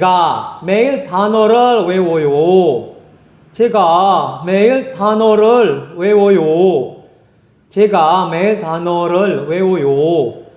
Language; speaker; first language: Korean; non-native, fluent; Indonesian